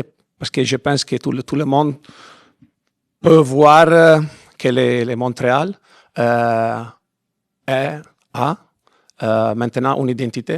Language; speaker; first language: French; non-native, fluent; Italian